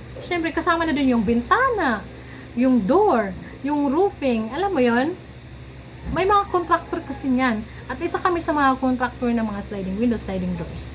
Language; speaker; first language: Filipino; non-native, local second language; Cebuano